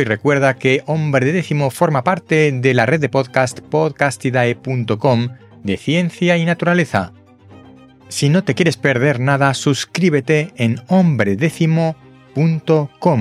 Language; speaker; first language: Spanish; native; Spanish